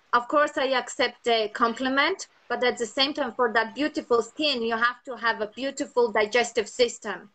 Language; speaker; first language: English; non-native, fluent; Latvian